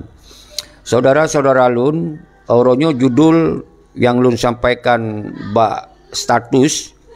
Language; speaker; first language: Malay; non-native, local second language; Achinese